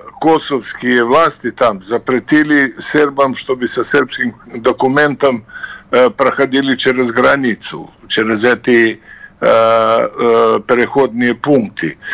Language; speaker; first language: Russian; non-native, fluent; Serbian